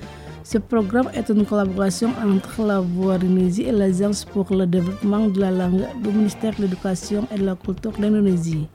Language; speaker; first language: French; non-native, fluent; Indonesian